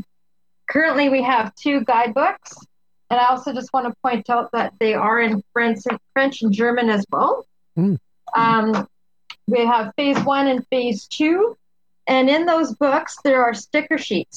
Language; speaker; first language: English; native; English